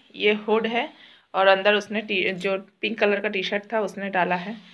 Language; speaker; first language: Hindi; non-native, local second language; Bangla